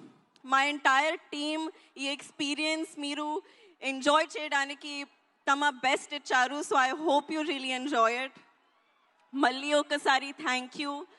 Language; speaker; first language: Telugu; non-native, local second language; Hindi